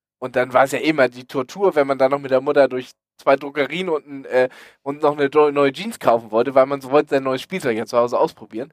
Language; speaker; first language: German; native; German